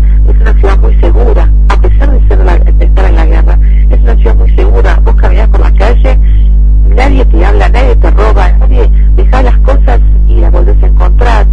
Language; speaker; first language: Spanish; early bilingual, other home language; Arabic